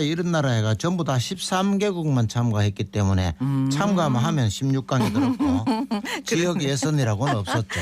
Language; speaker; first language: Korean; native; Korean